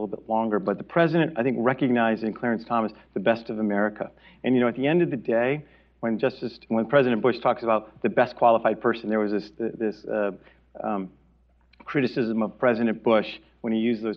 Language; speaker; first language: English; native; English